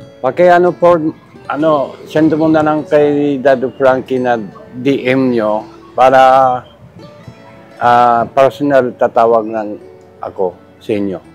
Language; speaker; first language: Filipino; non-native, learner; Japanese